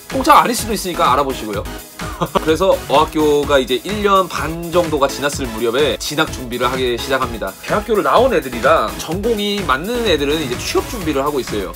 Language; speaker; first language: Korean; native; Korean